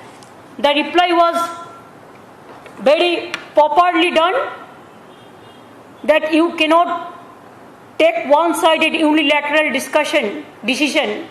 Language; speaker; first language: English; non-native, local second language; Bangla